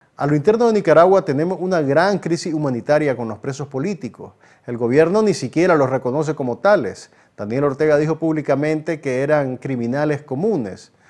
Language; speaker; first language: Spanish; native; Spanish